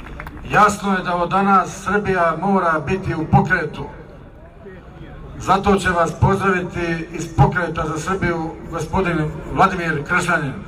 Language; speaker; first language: Bosnian; native; Bosnian